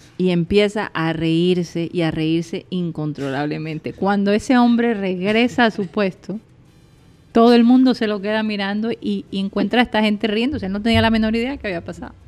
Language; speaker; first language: Spanish; native; Spanish